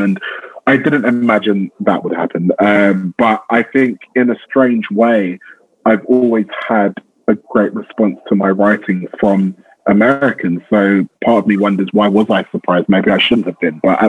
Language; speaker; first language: English; native; English